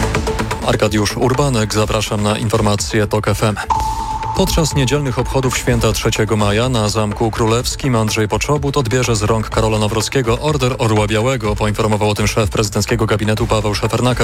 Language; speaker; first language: Polish; native; Polish